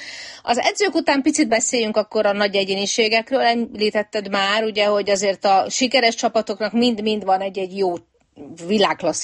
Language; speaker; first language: Hungarian; native; Hungarian